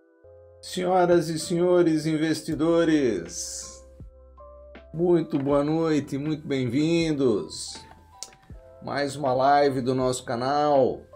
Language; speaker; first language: Portuguese; native; Portuguese